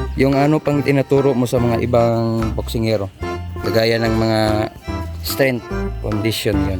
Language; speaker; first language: Filipino; non-native, local second language; Cebuano